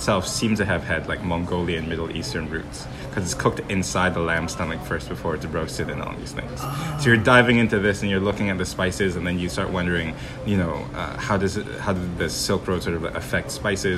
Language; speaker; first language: English; non-native, local second language; Cantonese